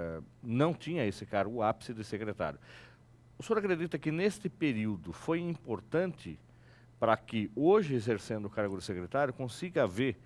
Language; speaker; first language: Portuguese; native; Portuguese